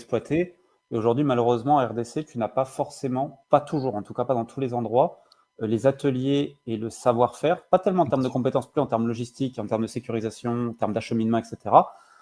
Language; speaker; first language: French; native; French